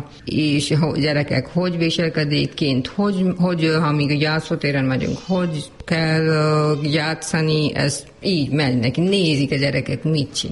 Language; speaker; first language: Hungarian; non-native, learner; Urdu